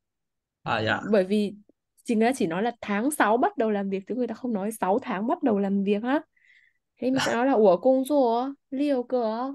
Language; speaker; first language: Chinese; non-native, fluent; Vietnamese